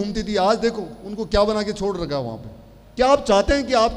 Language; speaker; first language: Hindi; native; Hindi